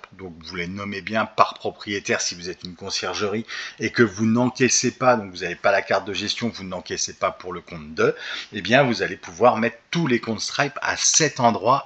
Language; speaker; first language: French; native; French